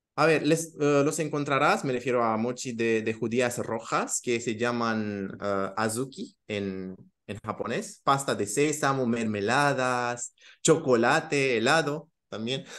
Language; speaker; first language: Spanish; non-native, fluent; Romanian